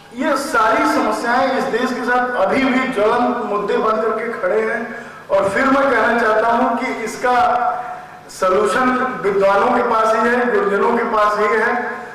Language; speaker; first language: Hindi; native; Hindi